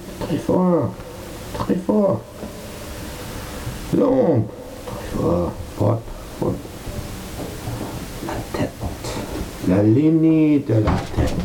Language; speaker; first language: French; non-native, learner; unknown